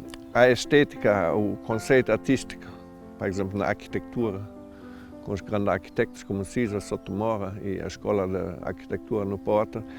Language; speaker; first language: Portuguese; non-native, fluent; German